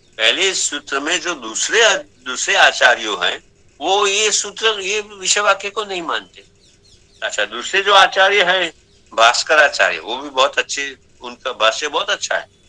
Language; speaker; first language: Hindi; non-native, local second language; Gujarati